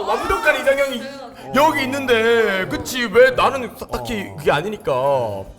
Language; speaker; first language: Korean; native; Korean